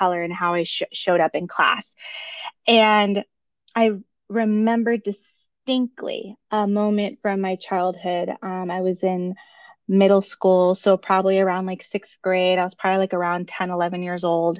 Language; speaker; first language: English; native; English